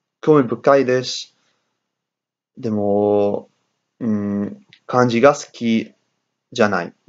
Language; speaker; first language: Japanese; non-native, learner; English